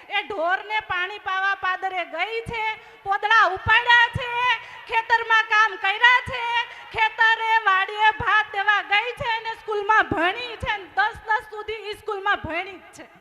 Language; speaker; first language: Gujarati; native; Gujarati